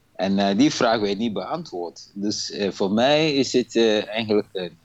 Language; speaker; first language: Dutch; non-native, fluent; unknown